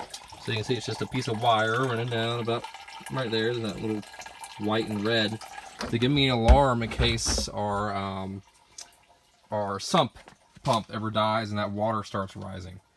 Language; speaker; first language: English; native; English